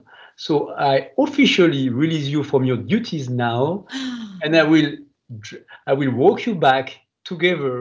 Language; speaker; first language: English; non-native, fluent; French